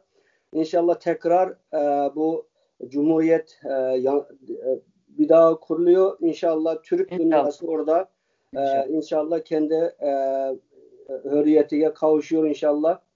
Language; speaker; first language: Turkish; early bilingual, heritage; Uyghur